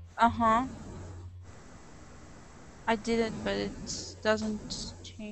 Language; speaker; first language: English; non-native, learner; Russian